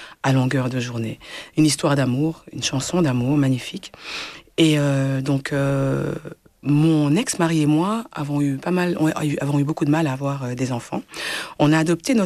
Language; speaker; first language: French; early bilingual, other home language; Swahili